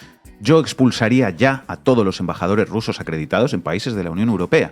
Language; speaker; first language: Spanish; native; Spanish